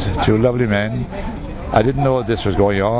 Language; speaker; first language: English; native; English